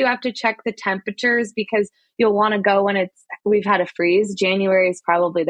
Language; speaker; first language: English; native; English